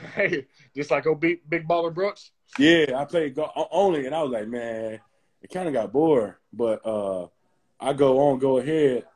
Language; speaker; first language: English; native; English